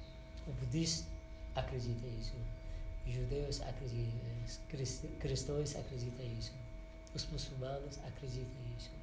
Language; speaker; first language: Portuguese; non-native, learner; Persian